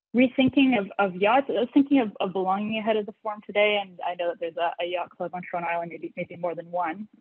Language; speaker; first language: English; native; English